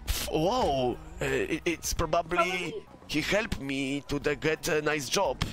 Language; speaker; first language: English; non-native, learner; Polish